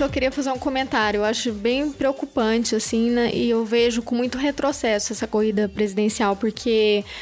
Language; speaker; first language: Portuguese; native; Portuguese